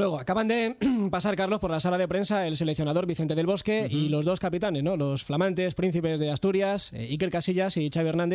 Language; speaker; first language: Spanish; native; Spanish